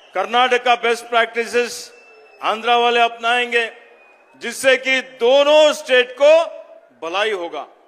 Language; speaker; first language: Hindi; non-native, local second language; Kannada